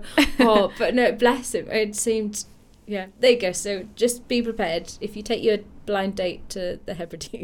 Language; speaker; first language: English; native; English